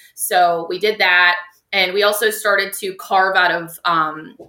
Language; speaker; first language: English; native; English